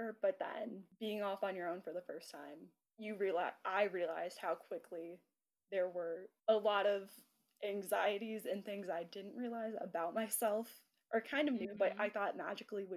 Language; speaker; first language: English; native; English